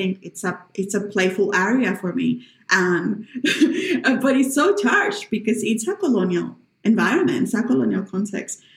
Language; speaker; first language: English; non-native, fluent; Spanish